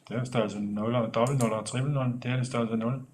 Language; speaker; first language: Danish; native; Danish